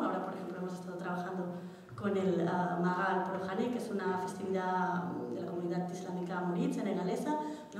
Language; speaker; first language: Spanish; native; Spanish